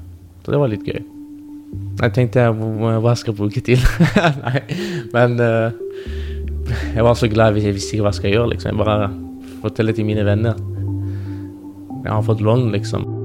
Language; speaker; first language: Norwegian; early bilingual, other home language; Persian